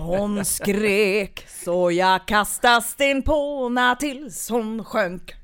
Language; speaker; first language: Swedish; native; Swedish